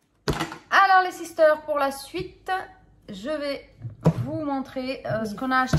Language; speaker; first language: French; native; French